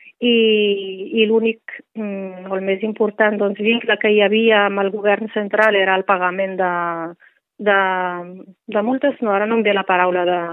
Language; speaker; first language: Catalan; non-native, fluent; Riffian